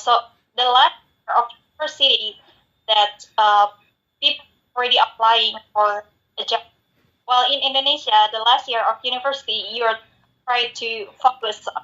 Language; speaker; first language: English; non-native, fluent; Indonesian